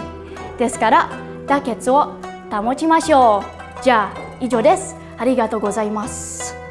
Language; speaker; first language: Japanese; non-native, learner; Indonesian